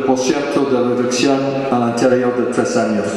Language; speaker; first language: Spanish; non-native, fluent; English